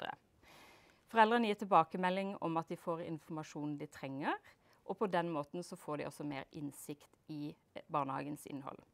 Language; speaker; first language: Norwegian; native; Norwegian